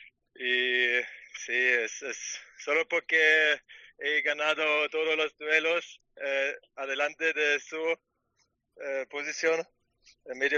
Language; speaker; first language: Spanish; non-native, learner; German